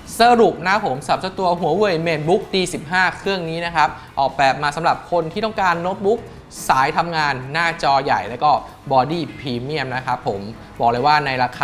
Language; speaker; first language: Thai; native; Thai